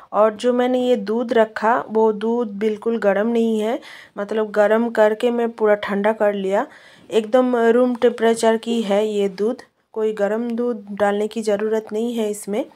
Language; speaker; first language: Hindi; non-native, local second language; Bangla